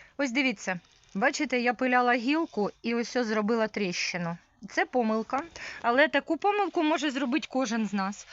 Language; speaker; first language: Ukrainian; non-native, local second language; Russian